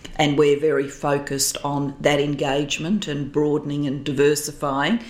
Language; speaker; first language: English; native; English